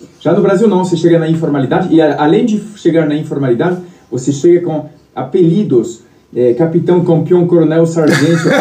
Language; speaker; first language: Portuguese; non-native, fluent; French